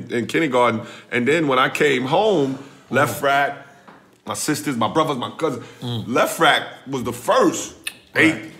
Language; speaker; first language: English; native; English